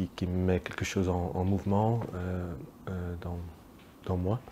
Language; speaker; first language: French; non-native, local second language; Dutch